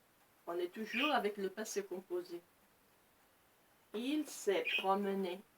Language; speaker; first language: French; non-native, local second language; Arabic